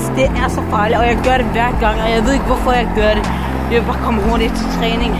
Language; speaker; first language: Danish; non-native, local second language; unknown